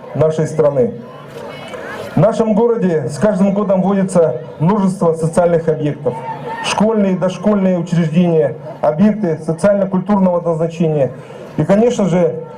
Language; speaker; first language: Russian; non-native, local second language; Yakut